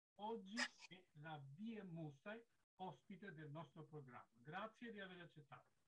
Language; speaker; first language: Italian; non-native, fluent; Albanian